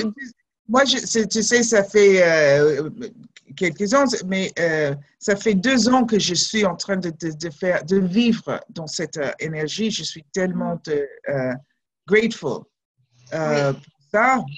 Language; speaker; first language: French; non-native, fluent; English